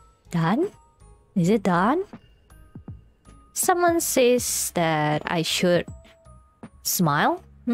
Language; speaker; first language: English; non-native, fluent; Indonesian